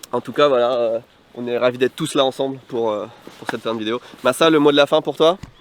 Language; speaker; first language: French; native; French